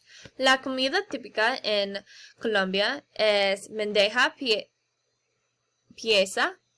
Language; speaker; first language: Spanish; non-native, learner; English